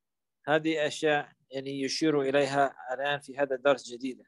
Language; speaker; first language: Arabic; non-native, fluent; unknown